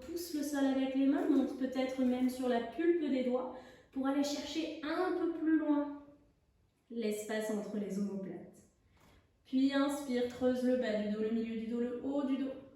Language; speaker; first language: French; native; French